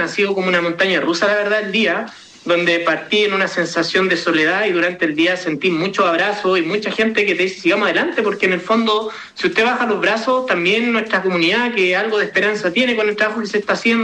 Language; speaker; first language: Spanish; native; Spanish